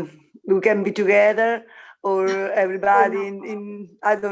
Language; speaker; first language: English; non-native, learner; Italian